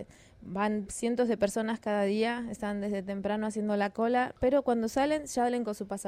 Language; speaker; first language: Spanish; native; Spanish